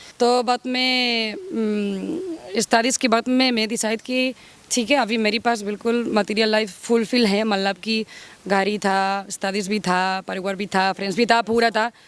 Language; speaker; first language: Hindi; non-native, learner; Spanish